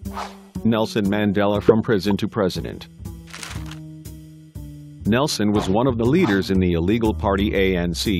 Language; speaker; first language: English; non-native, fluent; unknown